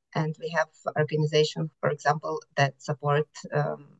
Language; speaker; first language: English; non-native, fluent; Ukrainian